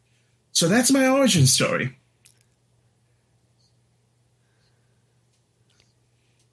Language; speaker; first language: English; non-native, local second language; Cantonese